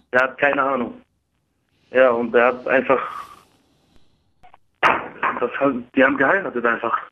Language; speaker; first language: German; early bilingual, other home language; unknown